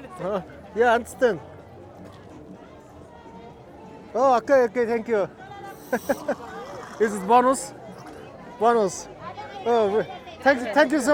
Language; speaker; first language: English; non-native, learner; Mongolian